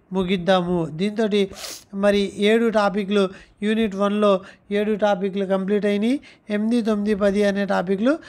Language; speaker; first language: Telugu; non-native, local second language; Urdu